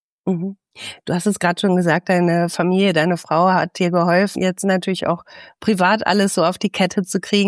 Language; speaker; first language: German; native; German